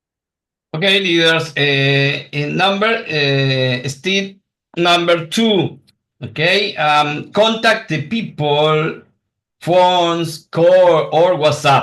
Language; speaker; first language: English; non-native, learner; Spanish